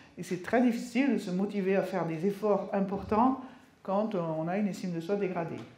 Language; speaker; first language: French; native; French